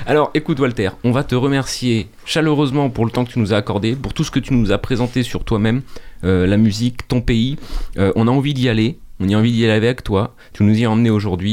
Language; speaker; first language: French; native; French